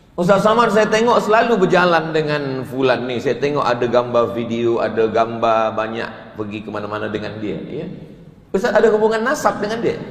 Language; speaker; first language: Malay; native; Malay